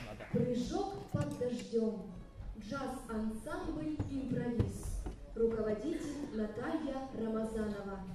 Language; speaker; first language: Russian; native; Russian